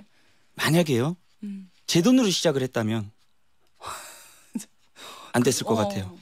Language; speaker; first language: Korean; native; Korean